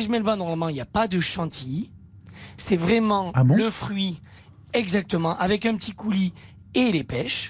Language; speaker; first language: French; native; French